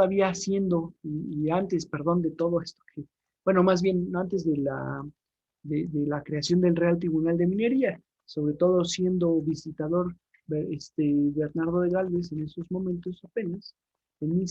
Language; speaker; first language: Spanish; native; Spanish